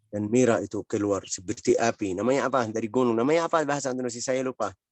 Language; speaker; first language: Indonesian; non-native, learner; Arabic